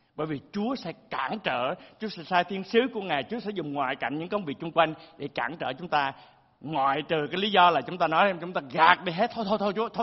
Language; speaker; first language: Vietnamese; early bilingual, heritage; Vietnamese